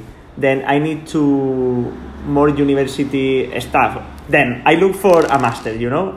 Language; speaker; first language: English; non-native, learner; Spanish